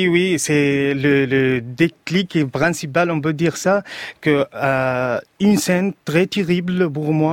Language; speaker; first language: French; non-native, fluent; Arabic